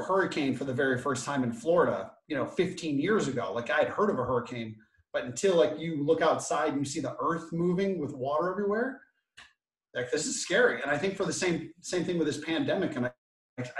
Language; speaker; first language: English; native; English